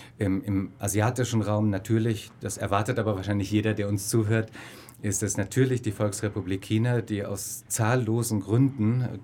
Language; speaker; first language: German; native; German